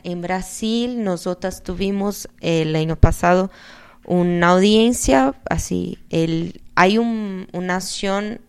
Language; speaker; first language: Spanish; non-native, fluent; Portuguese